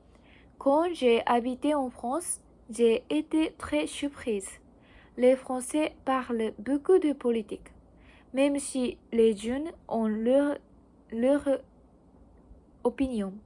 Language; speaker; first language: French; non-native, learner; Japanese